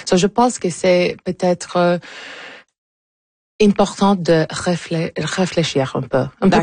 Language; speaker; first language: French; non-native, local second language; English